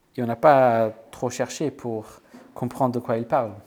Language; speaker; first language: French; non-native, fluent; English